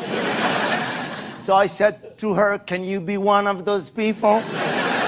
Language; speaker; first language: English; non-native, fluent; French